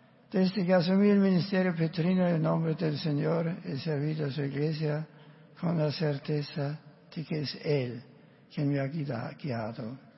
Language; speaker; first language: Spanish; non-native, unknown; German